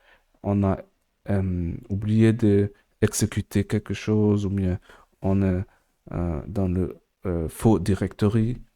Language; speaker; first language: French; non-native, learner; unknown